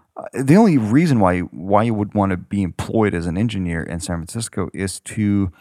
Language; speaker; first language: English; non-native, fluent; Ukrainian